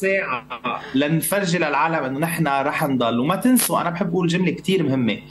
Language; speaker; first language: Arabic; native; Arabic